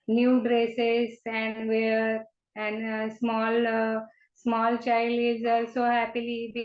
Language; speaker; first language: English; non-native, learner; Kannada